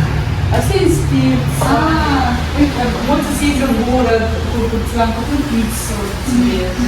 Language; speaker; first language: Russian; native; Russian